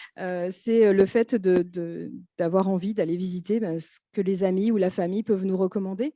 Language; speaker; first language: French; native; French